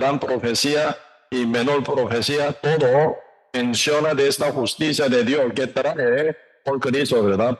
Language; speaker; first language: Spanish; non-native, learner; Korean